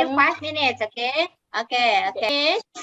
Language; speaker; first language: English; non-native, fluent; Indonesian